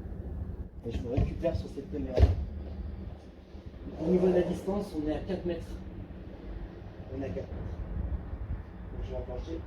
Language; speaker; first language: French; native; French